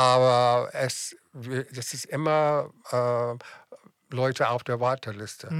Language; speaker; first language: German; non-native, fluent; English